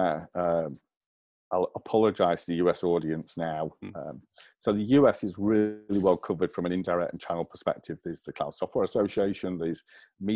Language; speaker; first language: English; native; English